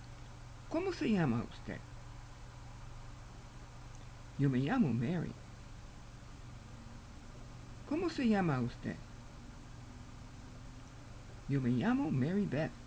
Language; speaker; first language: Spanish; non-native, fluent; English